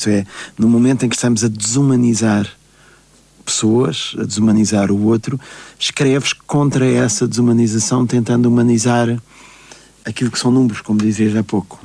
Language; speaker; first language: Portuguese; native; Portuguese